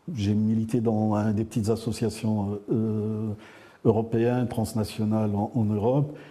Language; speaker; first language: French; non-native, local second language; Arabic